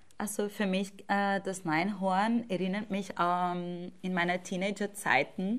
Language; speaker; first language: German; non-native, fluent; Portuguese